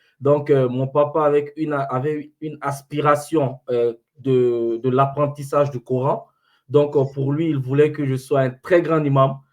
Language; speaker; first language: French; non-native, local second language; Fula